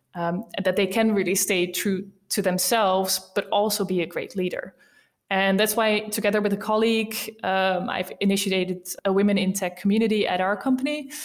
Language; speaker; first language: English; non-native, fluent; Dutch